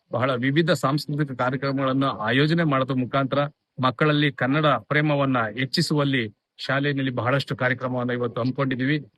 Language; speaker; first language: Kannada; native; Kannada